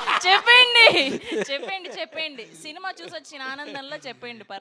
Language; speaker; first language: Telugu; native; Telugu